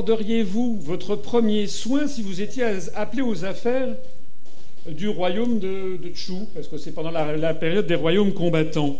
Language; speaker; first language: French; native; French